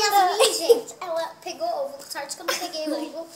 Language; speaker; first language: Portuguese; native; Portuguese